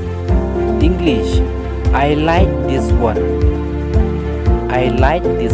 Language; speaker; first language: English; non-native, learner; Khasi